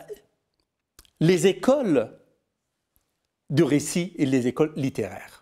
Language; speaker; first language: French; non-native, fluent; Persian